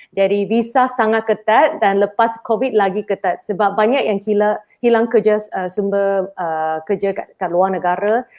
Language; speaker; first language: Malay; non-native, local second language; Chinese